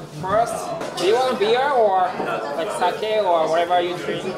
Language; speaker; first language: English; non-native, learner; Japanese